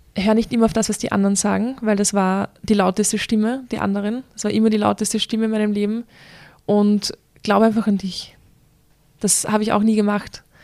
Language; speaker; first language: German; native; German